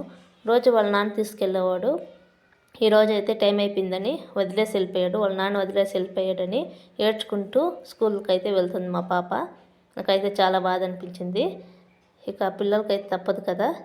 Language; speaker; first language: Telugu; native; Telugu